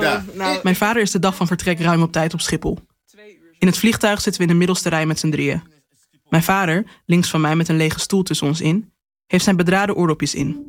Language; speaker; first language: Dutch; native; Dutch